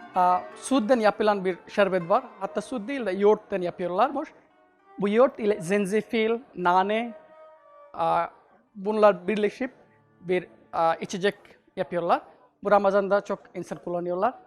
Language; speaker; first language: Turkish; non-native, learner; Bangla